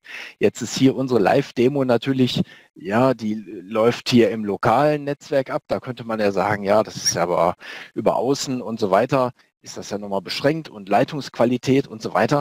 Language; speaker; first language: German; native; German